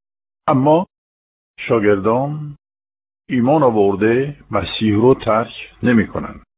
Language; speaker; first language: Persian; non-native, fluent; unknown